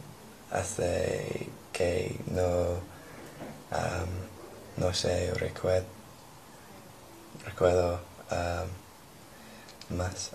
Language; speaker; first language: Spanish; non-native, learner; English